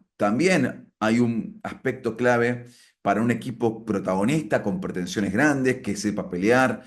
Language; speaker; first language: Spanish; native; Spanish